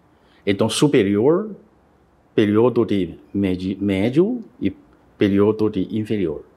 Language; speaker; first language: Portuguese; non-native, learner; Chinese